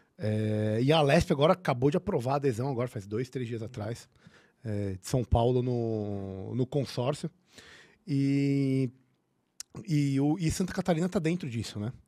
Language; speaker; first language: Portuguese; native; Portuguese